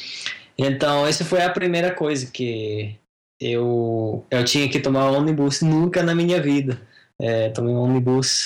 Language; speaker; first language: Portuguese; non-native, fluent; English